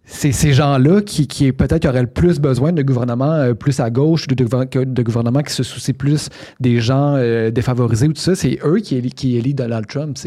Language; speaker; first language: French; native; French